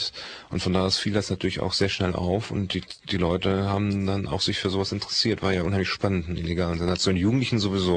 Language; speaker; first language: German; native; German